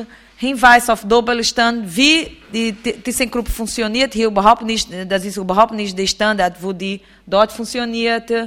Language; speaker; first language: German; non-native, fluent; Portuguese